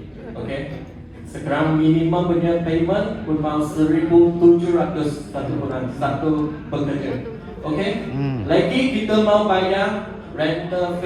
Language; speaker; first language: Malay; non-native, local second language; Chinese